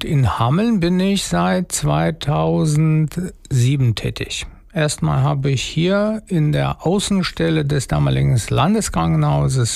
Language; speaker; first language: German; non-native, fluent; Russian